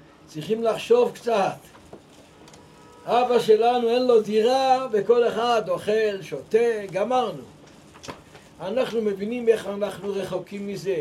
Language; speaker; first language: Hebrew; non-native, local second language; Yiddish